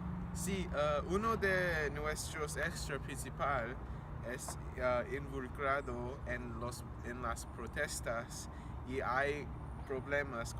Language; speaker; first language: Spanish; non-native, learner; English